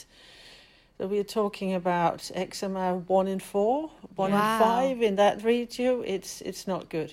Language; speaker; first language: English; non-native, fluent; Danish